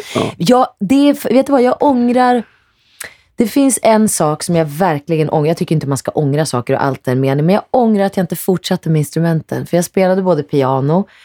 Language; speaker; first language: Swedish; native; Swedish